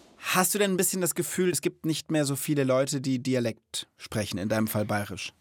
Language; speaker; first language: German; native; German